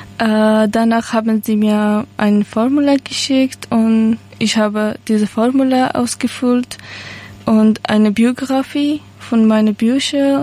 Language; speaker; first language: German; non-native, learner; Persian